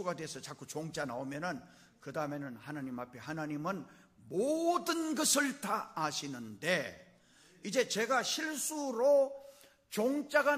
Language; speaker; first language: Korean; native; Korean